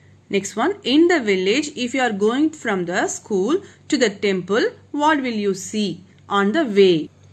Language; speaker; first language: English; non-native, local second language; Tamil